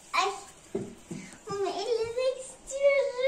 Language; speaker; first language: Turkish; early bilingual, heritage; Turkish